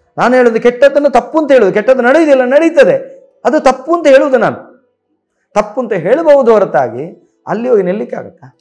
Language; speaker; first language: Kannada; non-native, local second language; Tulu